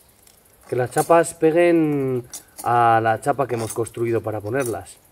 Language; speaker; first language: Spanish; native; Spanish